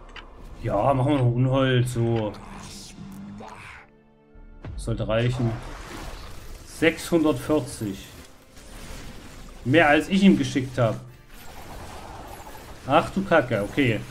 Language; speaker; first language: German; native; German